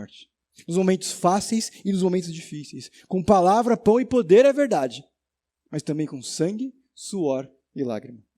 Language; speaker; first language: Portuguese; native; Portuguese